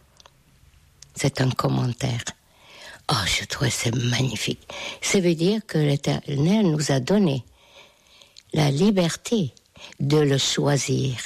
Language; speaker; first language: French; non-native, fluent; Hungarian